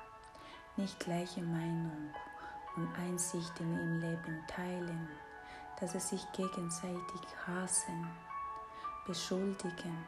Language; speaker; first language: German; non-native, fluent; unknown